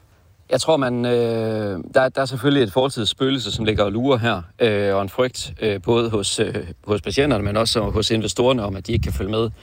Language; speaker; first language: Danish; native; Danish